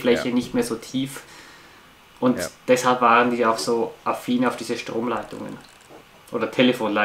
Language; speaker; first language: German; native; German